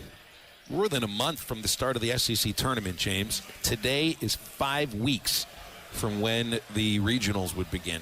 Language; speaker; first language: English; native; English